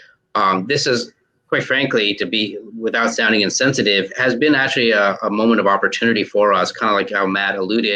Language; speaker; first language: English; native; English